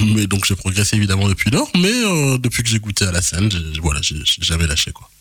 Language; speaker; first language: French; early bilingual, other home language; Lingala